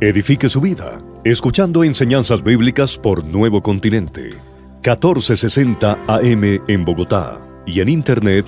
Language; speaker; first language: Spanish; native; Spanish